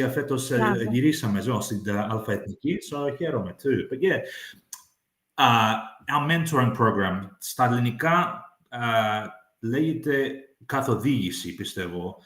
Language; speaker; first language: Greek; early bilingual, heritage; English